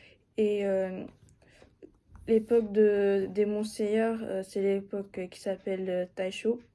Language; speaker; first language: French; non-native, fluent; Japanese